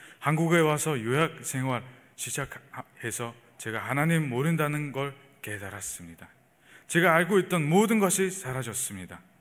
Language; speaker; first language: Korean; non-native, fluent; Mongolian